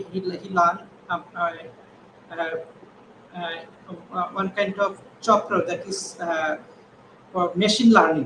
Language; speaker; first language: English; non-native, learner; Bangla